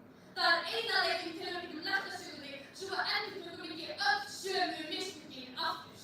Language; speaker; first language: Icelandic; native; Icelandic